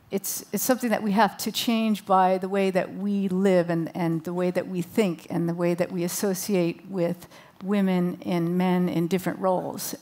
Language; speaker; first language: English; native; English